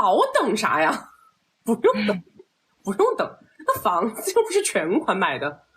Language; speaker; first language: Chinese; native; Chinese